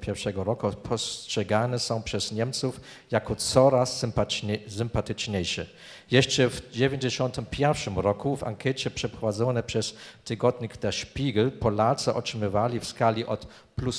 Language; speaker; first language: Polish; non-native, fluent; German